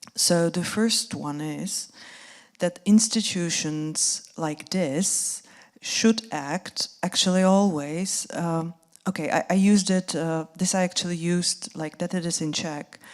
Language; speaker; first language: English; non-native, fluent; Czech